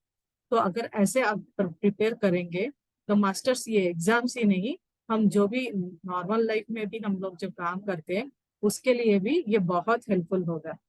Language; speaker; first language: Hindi; native; Hindi